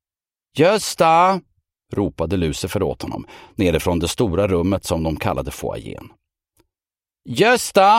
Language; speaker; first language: Swedish; native; Swedish